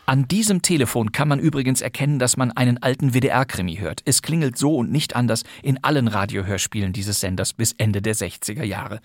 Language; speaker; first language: German; native; German